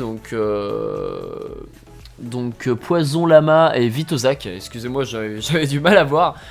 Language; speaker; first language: French; native; French